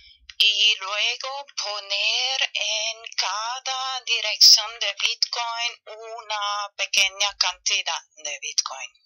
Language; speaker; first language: Spanish; non-native, fluent; German